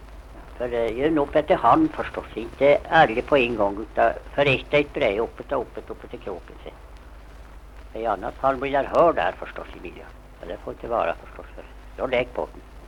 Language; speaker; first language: Swedish; native; Swedish